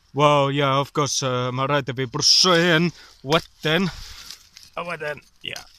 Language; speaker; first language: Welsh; non-native, learner; English